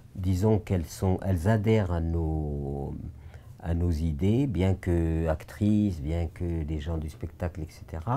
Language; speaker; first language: French; non-native, local second language; Arabic